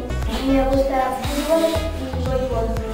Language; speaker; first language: Spanish; non-native, learner; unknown